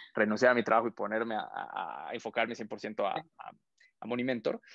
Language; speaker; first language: Spanish; native; Spanish